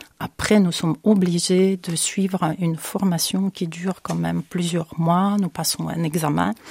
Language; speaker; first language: French; non-native, fluent; Ukrainian